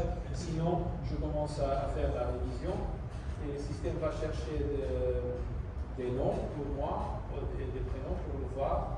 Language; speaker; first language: French; non-native, learner; Spanish